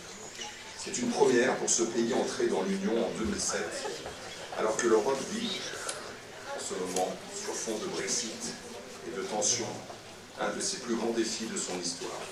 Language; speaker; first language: French; native; French